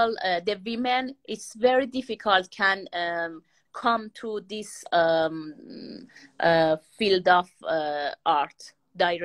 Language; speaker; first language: English; non-native, learner; Persian